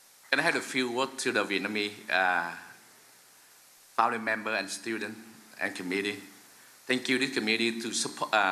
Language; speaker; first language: English; non-native, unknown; Vietnamese